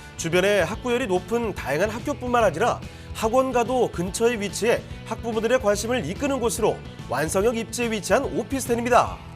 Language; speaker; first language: Korean; native; Korean